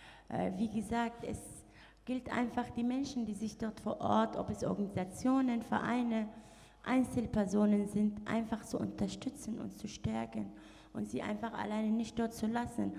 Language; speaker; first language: German; non-native, fluent; Arabic